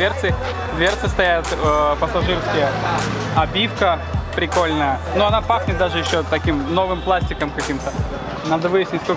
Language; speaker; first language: Russian; native; Russian